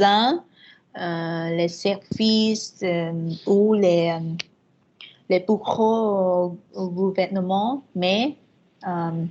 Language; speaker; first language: French; non-native, fluent; Vietnamese